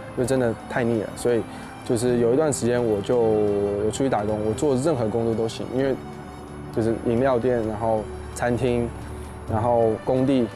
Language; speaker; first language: Chinese; native; Chinese